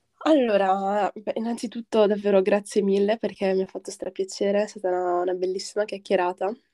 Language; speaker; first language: Italian; early bilingual, other home language; Arabic